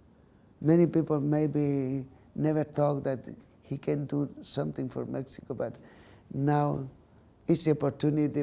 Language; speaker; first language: English; non-native, learner; Spanish